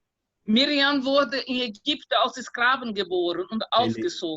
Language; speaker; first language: German; non-native, fluent; Portuguese